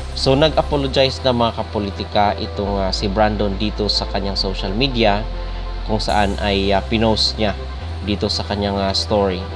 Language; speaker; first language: Filipino; native; Filipino